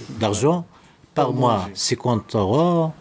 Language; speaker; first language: French; non-native, learner; Arabic